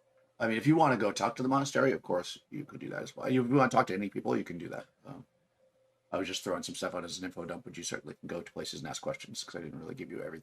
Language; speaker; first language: English; native; English